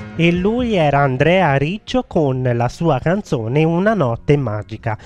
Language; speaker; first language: Italian; native; Italian